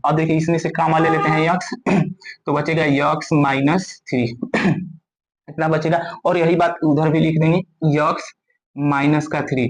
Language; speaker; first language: Hindi; native; Hindi